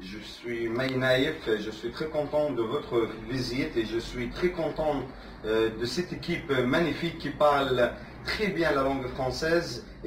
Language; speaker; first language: French; non-native, fluent; Arabic